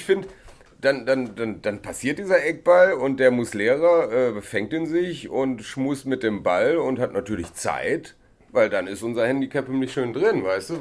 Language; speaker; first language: German; native; German